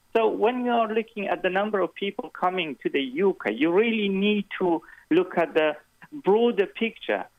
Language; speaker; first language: English; non-native, fluent; Kurdish